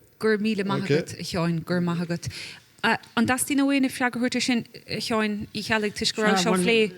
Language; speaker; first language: Irish; native; Irish